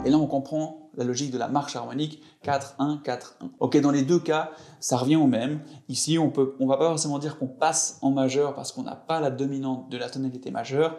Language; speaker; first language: French; native; French